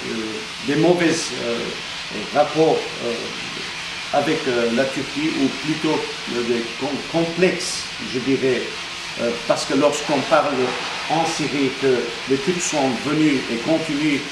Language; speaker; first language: French; non-native, fluent; Armenian